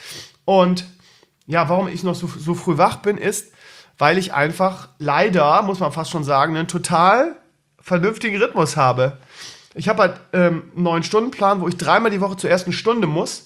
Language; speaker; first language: German; native; German